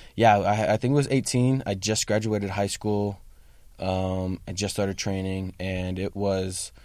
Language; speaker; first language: English; native; English